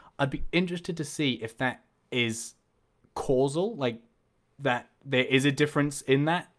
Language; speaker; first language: English; native; English